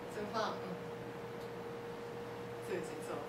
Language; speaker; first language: Chinese; non-native, learner; Japanese